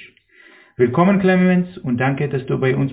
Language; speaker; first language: German; non-native, fluent; Hebrew